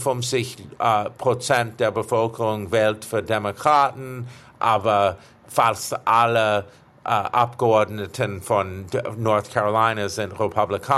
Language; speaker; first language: German; non-native, fluent; English